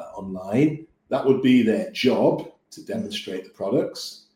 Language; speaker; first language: English; native; English